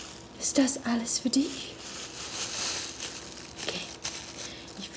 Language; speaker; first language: German; non-native, learner; English